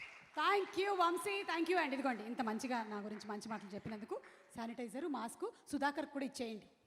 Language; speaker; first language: Telugu; native; Telugu